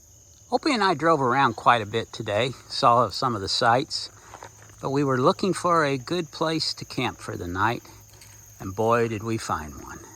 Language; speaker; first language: English; native; English